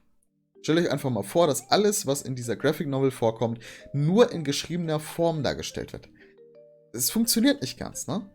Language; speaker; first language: German; native; German